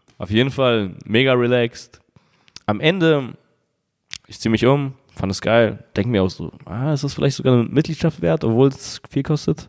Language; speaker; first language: German; early bilingual, other home language; Russian